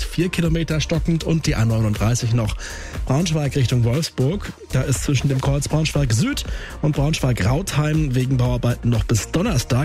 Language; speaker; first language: German; native; German